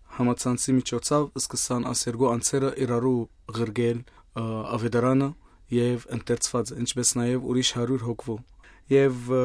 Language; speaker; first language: Armenian; native; Armenian